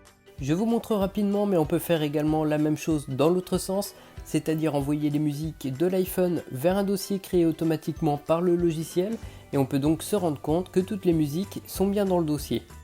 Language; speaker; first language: French; native; French